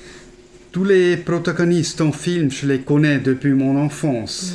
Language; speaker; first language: French; non-native, fluent; German